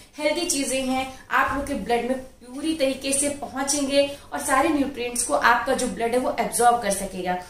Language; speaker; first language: Hindi; native; Hindi